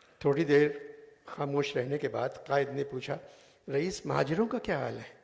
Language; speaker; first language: Urdu; native; Urdu